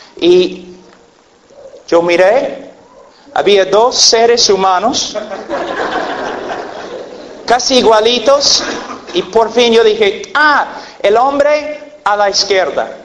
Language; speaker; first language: Spanish; non-native, fluent; English